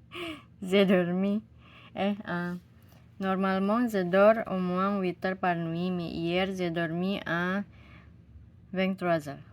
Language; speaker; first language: French; non-native, learner; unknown